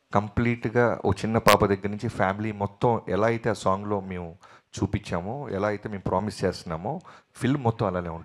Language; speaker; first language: Telugu; native; Telugu